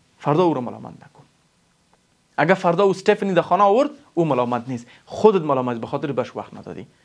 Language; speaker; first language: Persian; non-native, local second language; Pashto